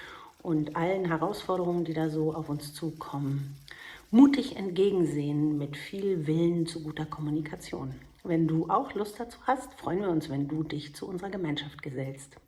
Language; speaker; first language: German; native; German